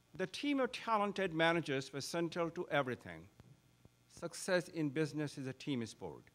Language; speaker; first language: English; non-native, local second language; Urdu